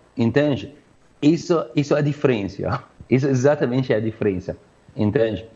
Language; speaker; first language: Portuguese; non-native, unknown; Arabic